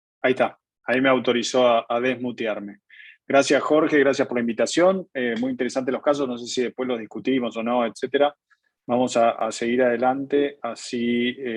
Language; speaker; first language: Spanish; native; Spanish